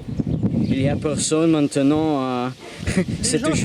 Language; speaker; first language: French; non-native, learner; English